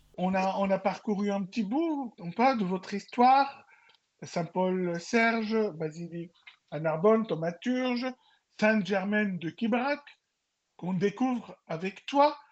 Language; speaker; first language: French; non-native, local second language; Arabic